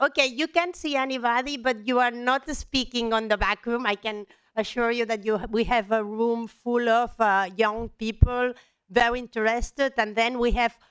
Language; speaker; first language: English; non-native, fluent; Catalan